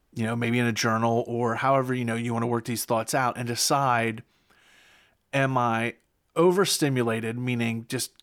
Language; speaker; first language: English; native; English